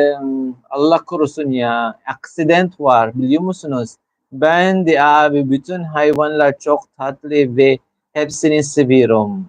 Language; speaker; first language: Turkish; non-native, learner; Filipino